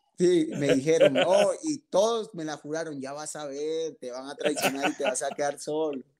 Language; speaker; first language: Spanish; native; Spanish